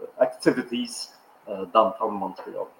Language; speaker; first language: English; non-native, local second language; French